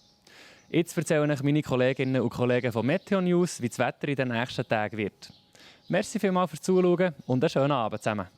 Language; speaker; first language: German; native; German